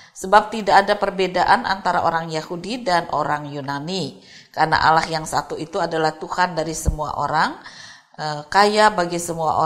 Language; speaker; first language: Indonesian; native; Indonesian